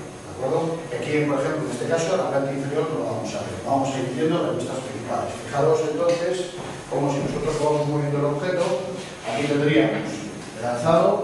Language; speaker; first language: Spanish; native; Spanish